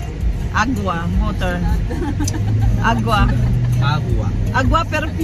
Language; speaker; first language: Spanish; non-native, learner; Filipino